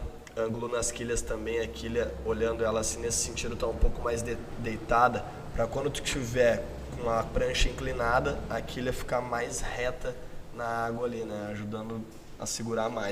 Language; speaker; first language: Portuguese; native; Portuguese